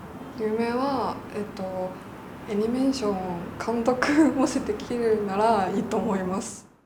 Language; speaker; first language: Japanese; non-native, fluent; Korean